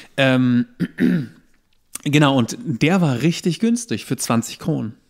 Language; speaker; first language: German; native; German